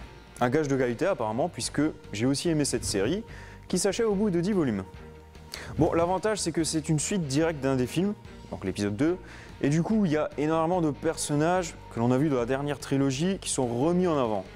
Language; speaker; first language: French; native; French